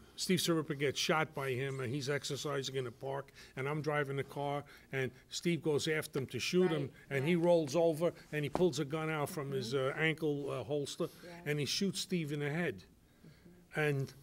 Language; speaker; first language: English; native; English